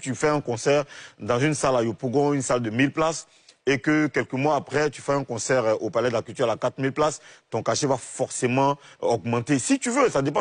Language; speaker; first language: French; native; French